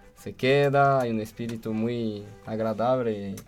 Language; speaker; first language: Spanish; non-native, fluent; French